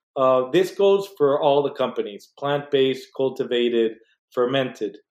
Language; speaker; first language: English; non-native, fluent; Spanish